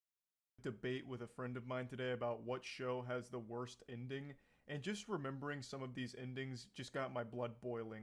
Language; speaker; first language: English; native; English